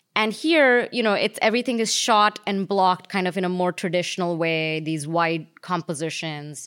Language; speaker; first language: English; native; English